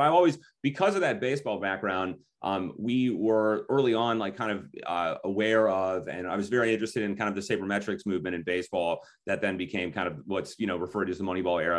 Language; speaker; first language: English; native; English